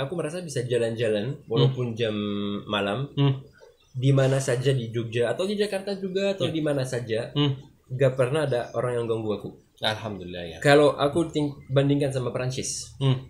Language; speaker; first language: Indonesian; non-native, learner; French